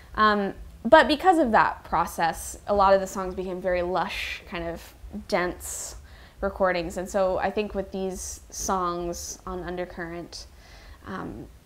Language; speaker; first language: English; native; English